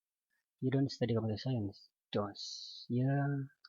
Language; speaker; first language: English; non-native, learner; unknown